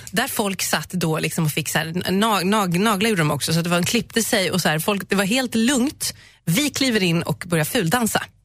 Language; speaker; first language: Swedish; native; Swedish